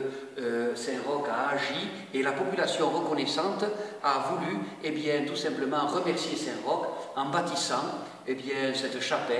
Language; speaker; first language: French; native; French